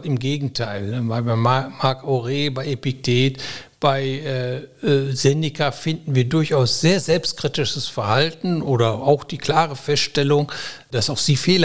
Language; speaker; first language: German; native; German